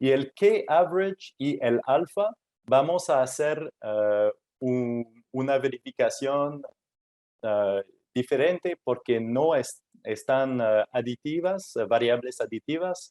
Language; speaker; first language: Spanish; non-native, fluent; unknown